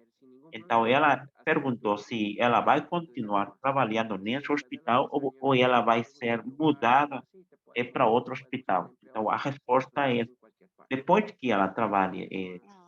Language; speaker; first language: Portuguese; non-native, fluent; Spanish